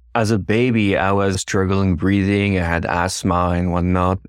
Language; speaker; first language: English; non-native, fluent; French